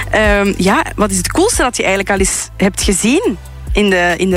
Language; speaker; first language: Dutch; native; Dutch